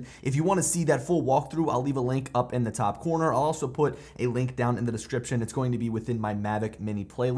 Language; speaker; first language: English; native; English